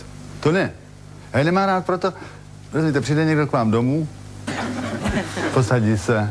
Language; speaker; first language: Czech; native; Czech